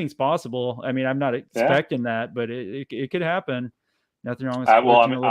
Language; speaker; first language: English; native; English